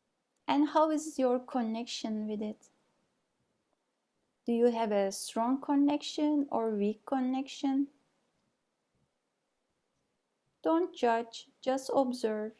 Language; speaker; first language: English; non-native, fluent; Turkish